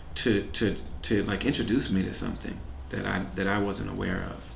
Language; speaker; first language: English; native; English